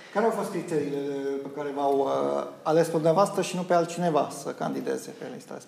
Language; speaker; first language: Romanian; native; Romanian